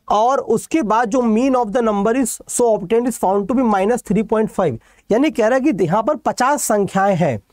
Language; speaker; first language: Hindi; native; Hindi